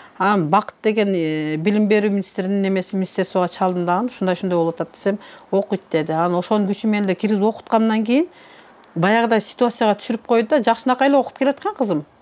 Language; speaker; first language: Kyrgyz; native; Kyrgyz